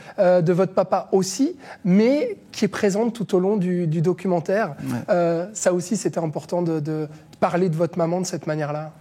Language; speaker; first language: French; native; French